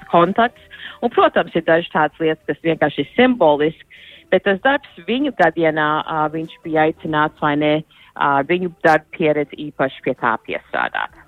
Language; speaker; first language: Latvian; early bilingual, heritage; Latvian